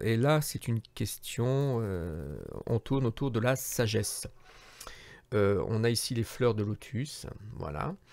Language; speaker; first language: French; native; French